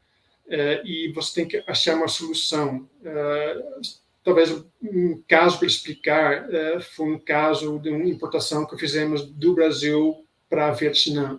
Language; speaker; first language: Portuguese; non-native, fluent; Dutch